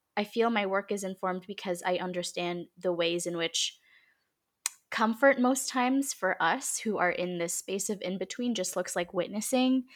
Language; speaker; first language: English; early bilingual, other home language; Filipino